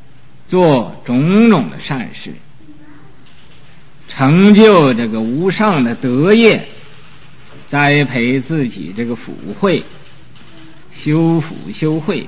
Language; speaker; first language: Chinese; native; Chinese